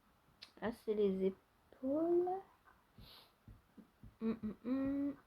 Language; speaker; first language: French; native; French